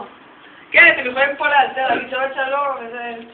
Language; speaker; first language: Hebrew; native; Hebrew